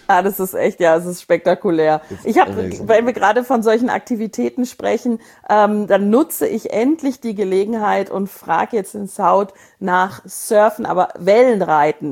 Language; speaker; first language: German; native; German